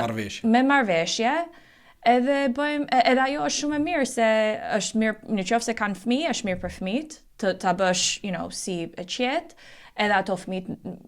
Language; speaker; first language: Albanian; early bilingual, heritage; Albanian